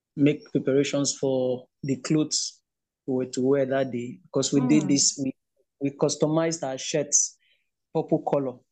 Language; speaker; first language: English; non-native, local second language; Igbo